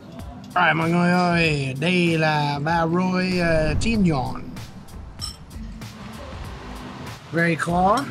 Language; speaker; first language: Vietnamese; non-native, fluent; English